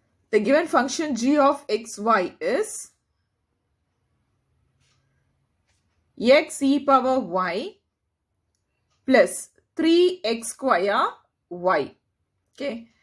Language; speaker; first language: English; non-native, local second language; Tamil